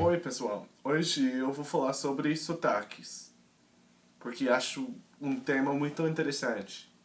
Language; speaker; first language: Portuguese; non-native, fluent; English